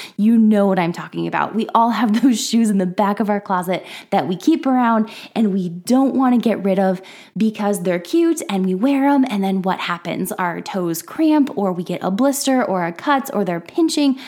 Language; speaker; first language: English; native; English